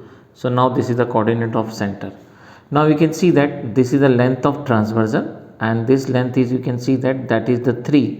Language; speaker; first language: English; non-native, local second language; Hindi